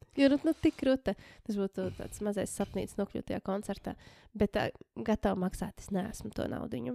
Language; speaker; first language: Latvian; native; Latvian